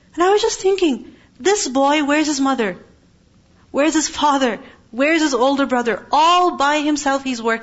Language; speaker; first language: English; non-native, local second language; Urdu